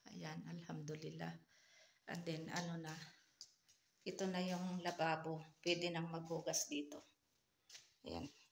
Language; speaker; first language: Filipino; native; Filipino